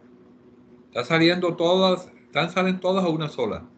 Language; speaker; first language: Spanish; native; Spanish